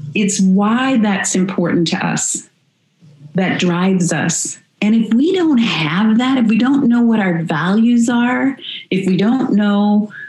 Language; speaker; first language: English; native; English